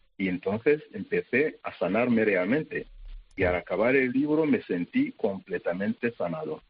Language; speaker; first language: Spanish; non-native, fluent; Kinyarwanda